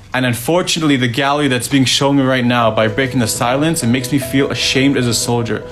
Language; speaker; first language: English; native; English